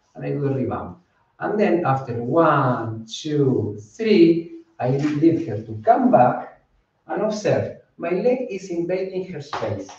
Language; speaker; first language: English; non-native, fluent; Spanish